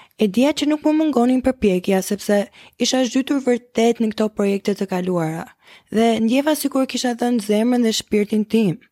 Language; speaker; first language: Albanian; early bilingual, heritage; Albanian